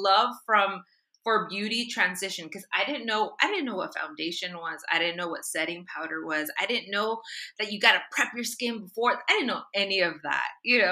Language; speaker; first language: English; native; English